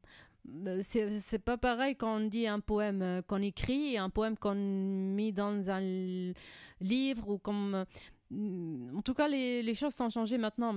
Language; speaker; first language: French; non-native, fluent; Arabic